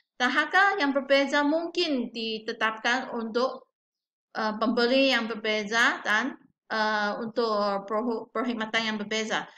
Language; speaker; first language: Malay; non-native, local second language; Chinese